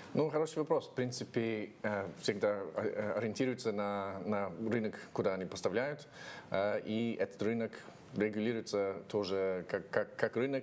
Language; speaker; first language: Russian; non-native, fluent; English